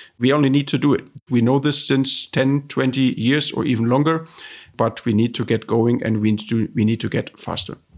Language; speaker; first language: English; non-native, fluent; German